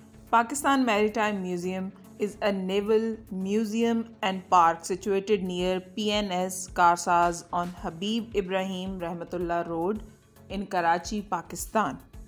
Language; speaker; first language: English; non-native, local second language; Urdu